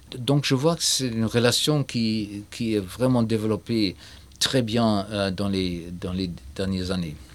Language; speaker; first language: French; non-native, fluent; German